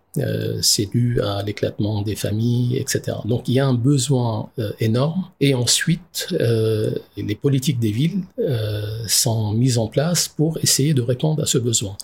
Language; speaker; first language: French; non-native, local second language; Arabic